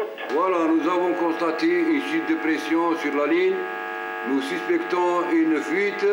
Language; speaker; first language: French; non-native, local second language; Arabic